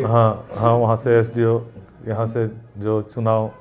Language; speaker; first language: Hindi; native; Hindi